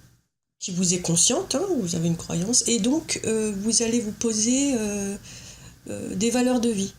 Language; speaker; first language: French; native; French